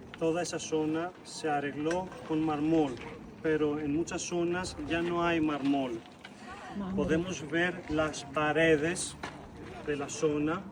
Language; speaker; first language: Spanish; non-native, fluent; Greek